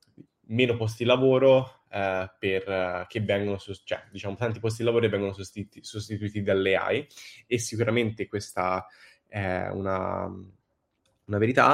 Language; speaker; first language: Italian; native; Italian